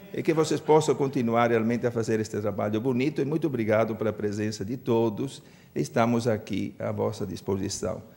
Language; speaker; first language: Portuguese; non-native, fluent; Italian